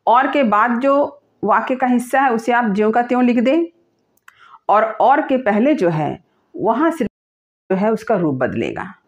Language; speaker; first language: Hindi; native; Hindi